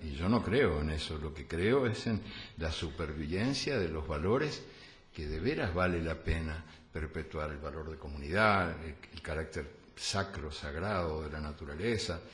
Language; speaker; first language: Spanish; native; Spanish